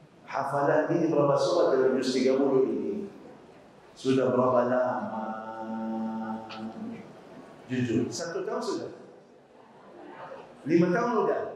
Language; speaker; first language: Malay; non-native, fluent; Arabic